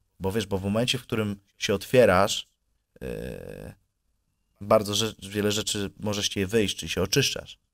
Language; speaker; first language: Polish; native; Polish